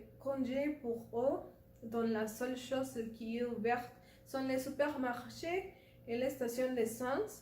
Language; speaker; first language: French; non-native, learner; Spanish